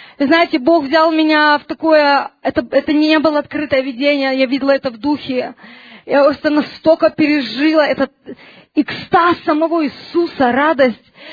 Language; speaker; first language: Russian; early bilingual, heritage; Russian